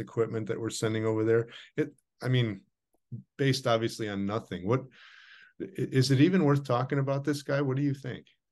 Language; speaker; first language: English; early bilingual, other home language; Ukrainian